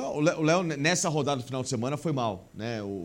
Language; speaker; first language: Portuguese; native; Portuguese